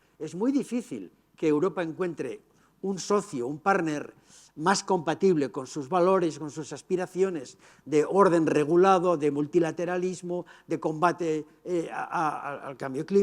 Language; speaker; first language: Spanish; native; Spanish